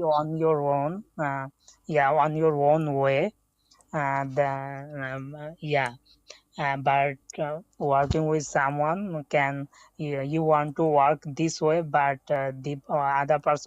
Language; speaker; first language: English; non-native, learner; Bangla